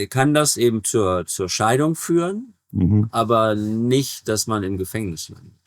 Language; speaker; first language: German; native; German